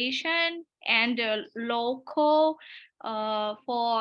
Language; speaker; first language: English; non-native, learner; Thai